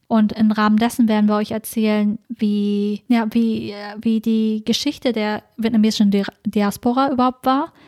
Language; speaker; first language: German; early bilingual, other home language; Vietnamese